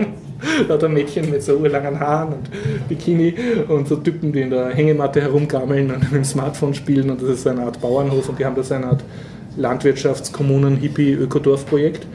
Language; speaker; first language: German; native; German